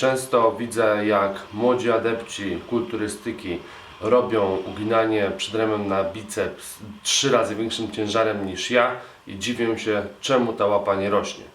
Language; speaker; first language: Polish; native; Polish